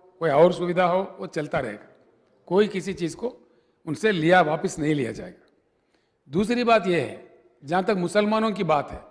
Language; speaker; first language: Hindi; non-native, local second language; Telugu